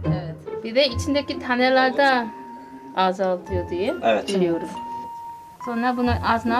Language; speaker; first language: Turkish; non-native, fluent; Korean